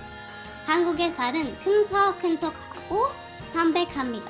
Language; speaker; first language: Korean; non-native, fluent; Arabic